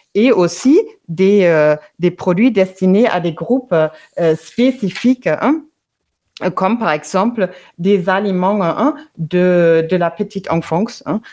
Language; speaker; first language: French; non-native, fluent; German